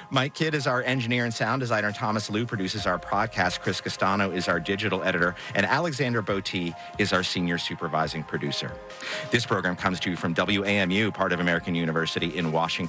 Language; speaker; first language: English; native; English